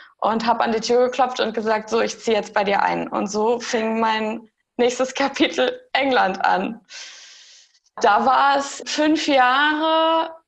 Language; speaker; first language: German; early bilingual, heritage; German